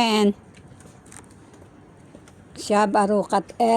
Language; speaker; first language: Hebrew; non-native, learner; Filipino